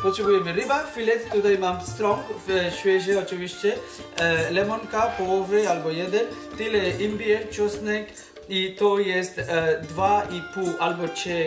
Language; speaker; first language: Polish; non-native, learner; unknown